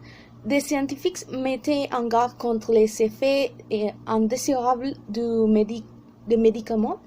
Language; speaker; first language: French; non-native, learner; Spanish